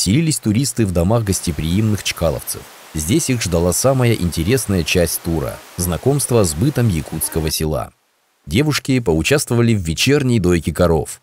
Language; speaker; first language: Russian; native; Russian